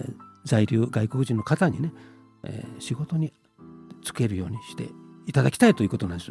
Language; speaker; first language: Japanese; native; Japanese